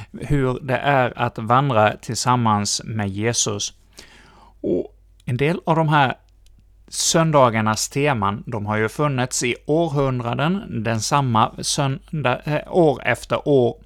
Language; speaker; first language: Swedish; native; Swedish